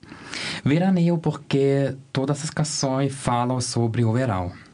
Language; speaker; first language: Portuguese; non-native, learner; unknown